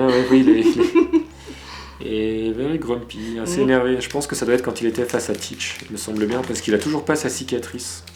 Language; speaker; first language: French; native; French